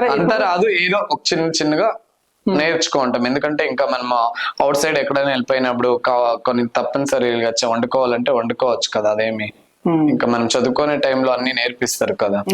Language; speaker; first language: Telugu; non-native, local second language; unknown